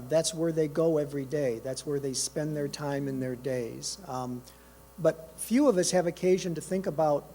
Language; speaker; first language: English; native; English